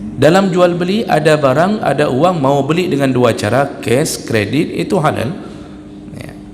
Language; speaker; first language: Malay; non-native, local second language; Achinese